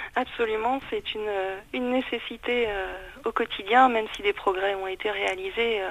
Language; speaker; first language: French; native; French